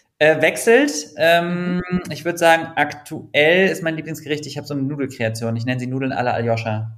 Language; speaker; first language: German; native; German